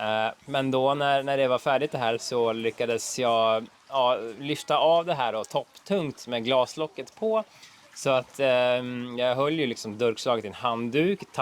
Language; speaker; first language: Swedish; native; Swedish